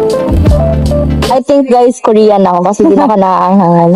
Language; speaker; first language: Filipino; native; Filipino